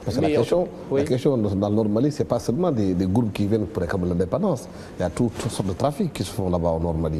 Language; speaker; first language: French; non-native, local second language; Wolof